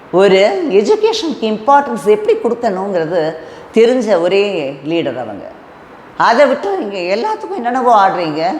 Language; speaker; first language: Tamil; non-native, local second language; Telugu